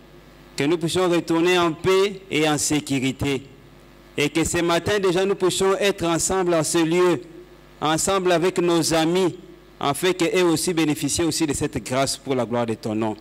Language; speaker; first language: French; non-native, local second language; Lingala